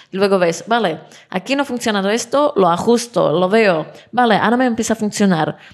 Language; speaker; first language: Spanish; non-native, fluent; Czech